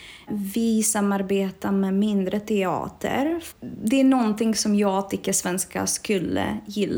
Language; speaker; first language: Swedish; non-native, fluent; Czech